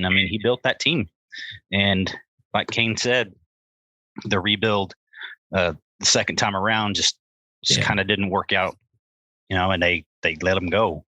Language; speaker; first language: English; native; English